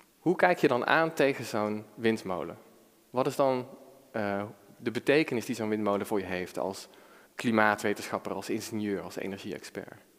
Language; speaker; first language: Dutch; native; Dutch